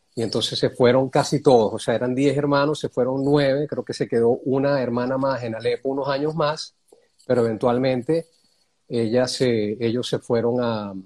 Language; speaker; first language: Spanish; native; Spanish